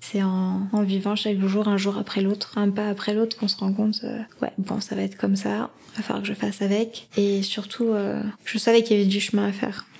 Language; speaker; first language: French; native; French